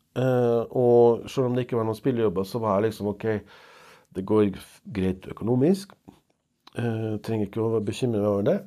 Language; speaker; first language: Norwegian; non-native, fluent; Serbian